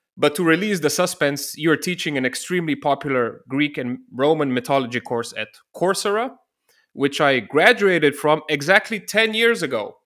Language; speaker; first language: English; non-native, fluent; Slovenian